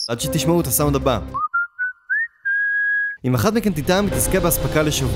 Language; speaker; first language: Hebrew; native; Hebrew